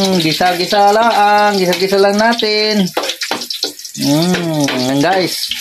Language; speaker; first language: Filipino; non-native, local second language; Iloko